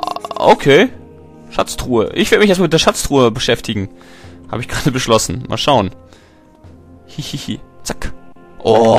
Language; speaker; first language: German; native; German